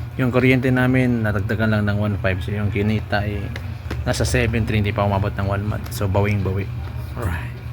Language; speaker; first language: Filipino; non-native, local second language; Cebuano